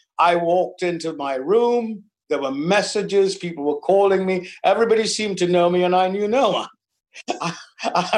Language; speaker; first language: English; native; English